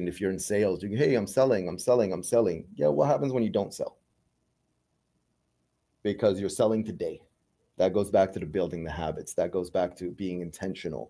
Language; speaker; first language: English; native; English